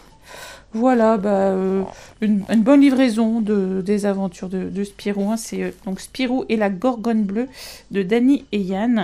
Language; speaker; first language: French; native; French